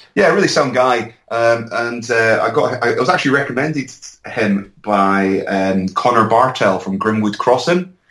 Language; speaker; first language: English; native; English